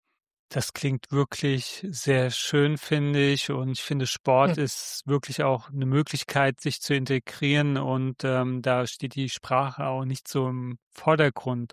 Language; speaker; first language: German; native; German